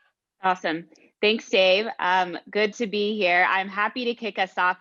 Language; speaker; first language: English; native; English